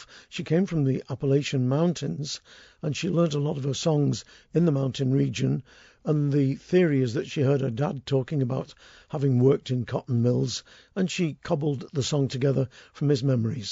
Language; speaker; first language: English; native; English